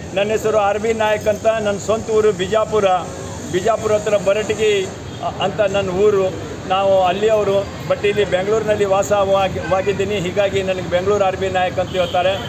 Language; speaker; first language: Kannada; non-native, local second language; Lambadi